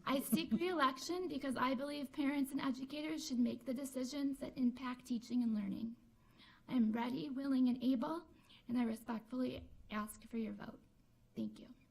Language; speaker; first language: English; native; English